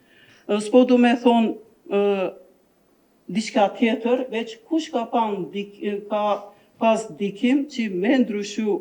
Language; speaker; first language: Albanian; non-native, local second language; Turkish